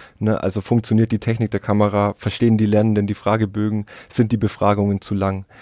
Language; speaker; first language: German; native; German